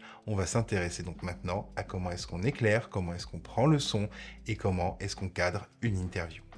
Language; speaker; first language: French; native; French